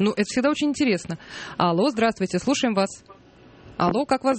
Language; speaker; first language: Russian; native; Russian